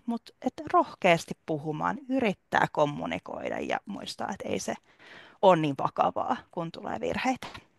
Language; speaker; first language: Finnish; native; Finnish